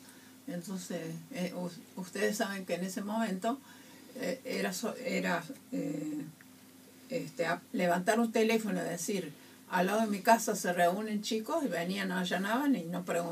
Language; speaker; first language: Spanish; native; Spanish